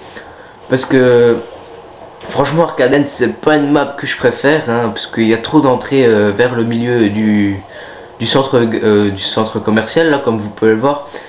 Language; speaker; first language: French; native; French